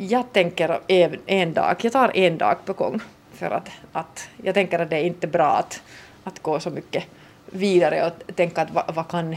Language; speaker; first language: Swedish; non-native, local second language; Finnish